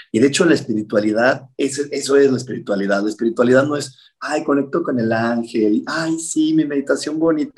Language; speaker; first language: Spanish; native; Spanish